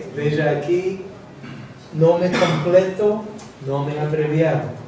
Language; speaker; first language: Portuguese; non-native, fluent; English